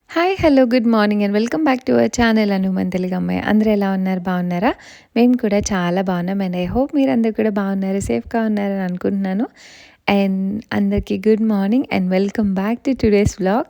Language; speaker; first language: Telugu; native; Telugu